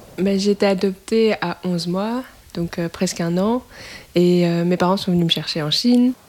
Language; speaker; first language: French; native; French